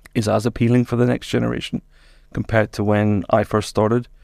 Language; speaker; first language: English; native; English